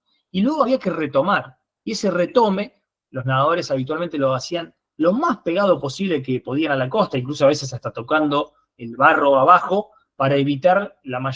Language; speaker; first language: Spanish; native; Spanish